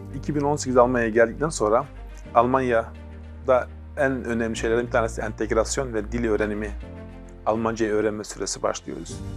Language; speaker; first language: Turkish; native; Turkish